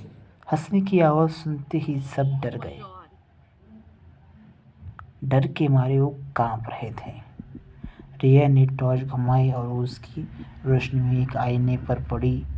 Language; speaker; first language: Hindi; native; Hindi